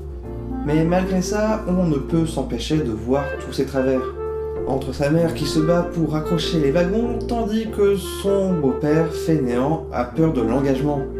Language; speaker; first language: French; native; French